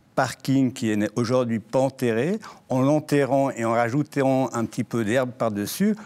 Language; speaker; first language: French; native; French